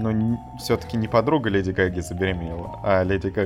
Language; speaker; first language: Russian; native; Russian